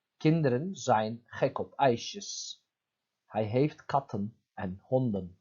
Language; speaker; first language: Dutch; non-native, fluent; Turkish